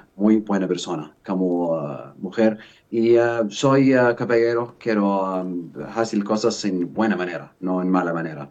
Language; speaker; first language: Spanish; non-native, learner; Arabic